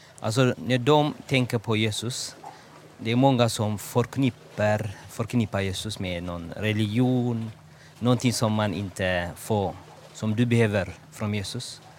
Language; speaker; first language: Swedish; non-native, learner; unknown